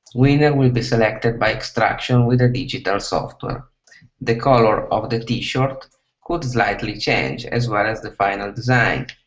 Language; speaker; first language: English; non-native, fluent; Italian